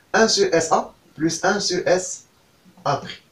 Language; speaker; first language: French; non-native, local second language; Arabic